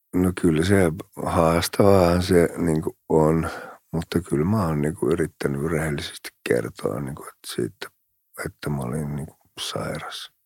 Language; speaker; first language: Finnish; native; Finnish